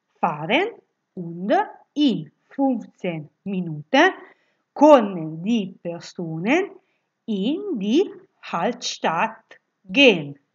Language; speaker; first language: German; non-native, learner; Italian